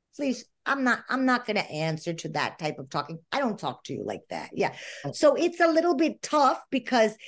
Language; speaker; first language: English; non-native, fluent; Spanish